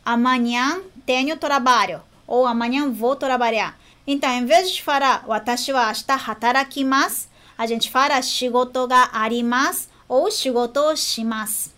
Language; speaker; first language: Portuguese; non-native, fluent; Japanese